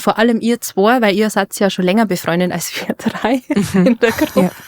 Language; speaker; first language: German; native; German